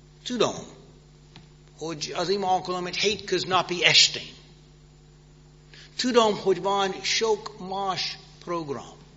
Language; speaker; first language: Hungarian; non-native, fluent; English